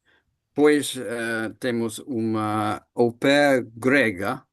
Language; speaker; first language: Portuguese; non-native, learner; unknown